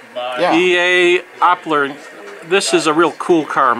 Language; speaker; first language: English; native; English